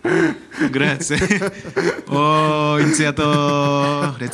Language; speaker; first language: Italian; non-native, learner; Japanese